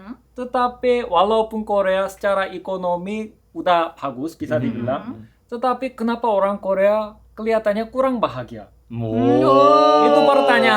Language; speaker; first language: Indonesian; non-native, fluent; Korean